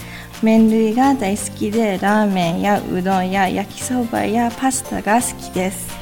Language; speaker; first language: Japanese; non-native, learner; English